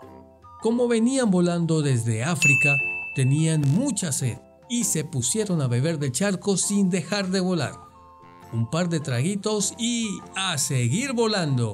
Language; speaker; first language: Spanish; native; Spanish